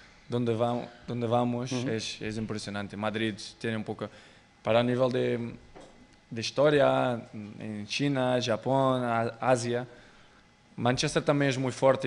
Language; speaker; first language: Spanish; non-native, fluent; Portuguese